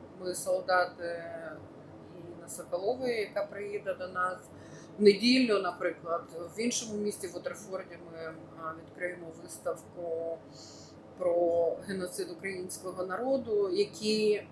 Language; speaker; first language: Ukrainian; native; Ukrainian